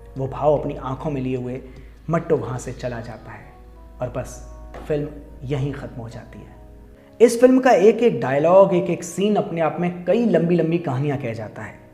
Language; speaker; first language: Hindi; native; Hindi